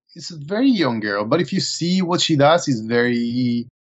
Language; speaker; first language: English; non-native, fluent; Spanish